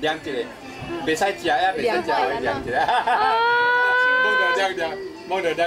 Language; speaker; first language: Chinese; native; Chinese